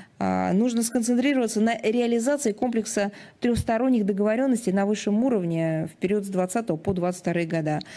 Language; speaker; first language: Russian; native; Russian